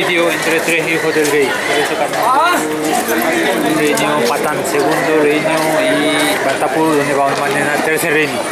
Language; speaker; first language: Spanish; non-native, fluent; Nepali